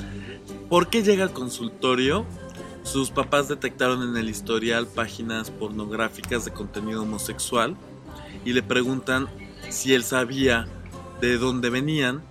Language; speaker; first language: Spanish; native; Spanish